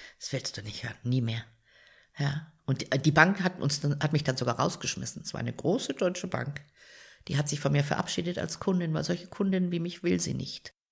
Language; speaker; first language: German; native; German